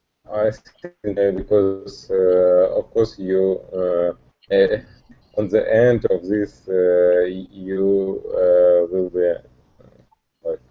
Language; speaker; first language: English; non-native, learner; Russian